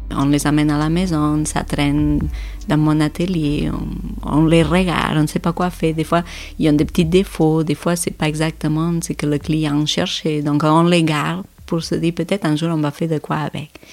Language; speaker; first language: French; non-native, fluent; Spanish